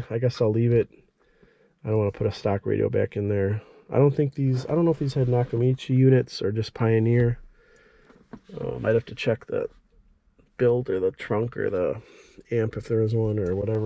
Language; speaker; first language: English; native; English